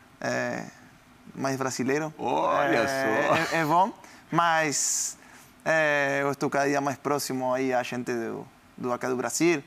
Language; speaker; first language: Portuguese; non-native, learner; Spanish